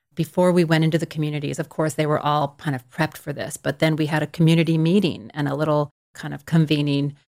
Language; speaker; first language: English; native; English